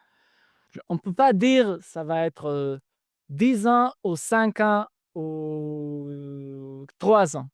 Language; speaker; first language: French; non-native, fluent; Hebrew